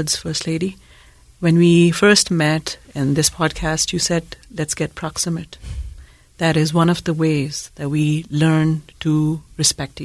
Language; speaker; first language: English; non-native, local second language; Urdu